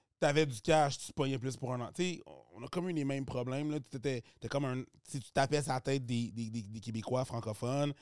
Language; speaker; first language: French; early bilingual, other home language; Haitian Creole